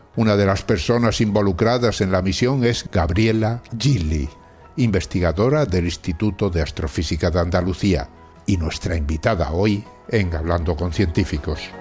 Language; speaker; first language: Spanish; native; Spanish